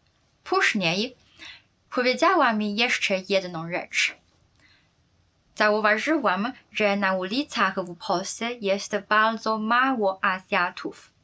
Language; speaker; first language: Polish; non-native, fluent; Chinese